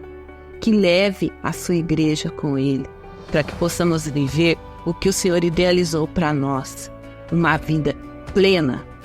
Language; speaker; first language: Portuguese; native; Portuguese